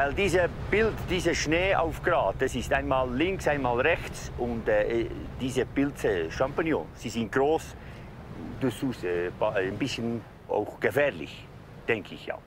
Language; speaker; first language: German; non-native, learner; French